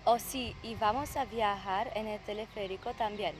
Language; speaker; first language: Spanish; non-native, learner; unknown